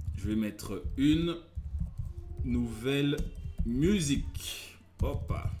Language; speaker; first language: Portuguese; non-native, fluent; French